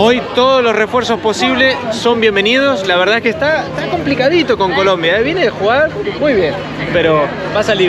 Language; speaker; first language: Spanish; native; Spanish